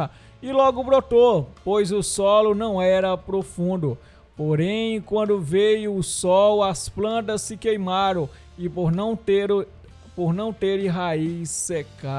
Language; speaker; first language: Portuguese; native; Portuguese